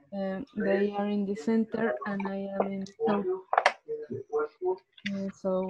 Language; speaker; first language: English; non-native, learner; Spanish